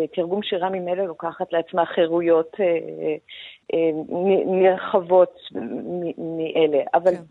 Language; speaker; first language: Hebrew; non-native, fluent; Persian